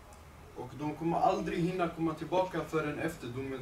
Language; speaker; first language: Swedish; early bilingual, other home language; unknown